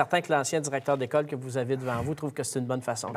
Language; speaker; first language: French; native; French